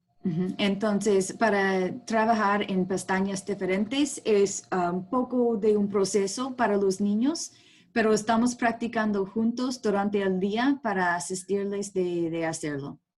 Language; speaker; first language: Spanish; non-native, learner; English